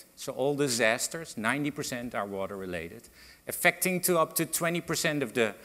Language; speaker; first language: English; non-native, fluent; Dutch